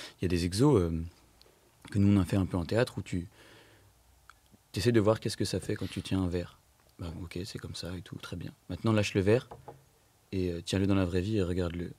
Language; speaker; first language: French; native; French